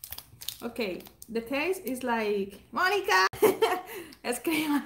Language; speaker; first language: English; non-native, learner; Spanish